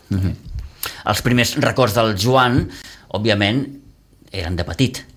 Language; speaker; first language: Catalan; native; Catalan